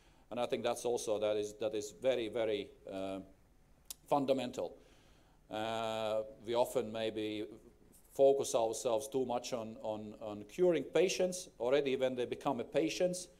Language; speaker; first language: English; non-native, fluent; Latvian